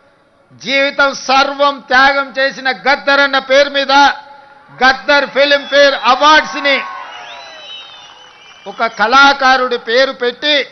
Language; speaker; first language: Telugu; native; Telugu